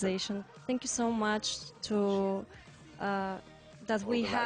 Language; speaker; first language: English; non-native, learner; Bulgarian